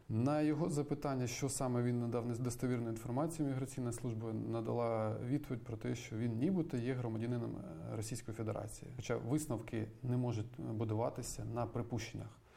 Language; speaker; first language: Ukrainian; native; Ukrainian